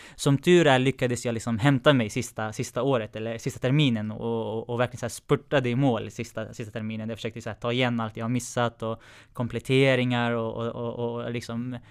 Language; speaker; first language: Swedish; native; Swedish